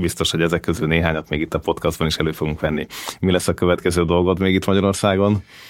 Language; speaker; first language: Hungarian; native; Hungarian